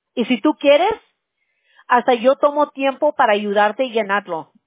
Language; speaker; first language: Spanish; early bilingual, heritage; Spanish